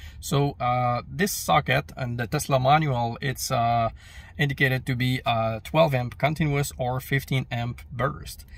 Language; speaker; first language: English; non-native, local second language; French